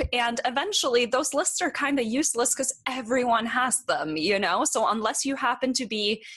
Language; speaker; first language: English; non-native, fluent; Norwegian